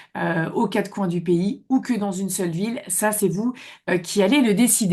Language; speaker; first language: French; native; French